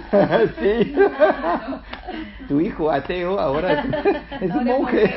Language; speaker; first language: Spanish; non-native, fluent; French